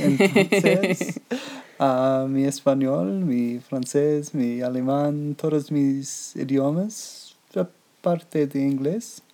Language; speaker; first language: Spanish; non-native, learner; English